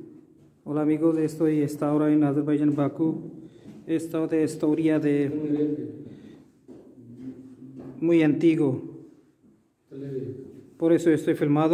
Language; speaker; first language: Spanish; non-native, learner; Hindi